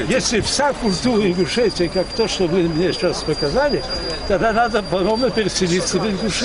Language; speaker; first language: Russian; early bilingual, heritage; Russian